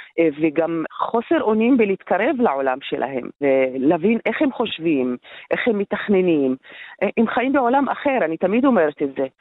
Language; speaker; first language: Hebrew; non-native, local second language; Arabic